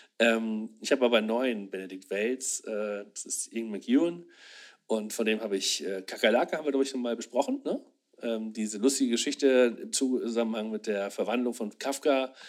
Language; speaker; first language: German; native; German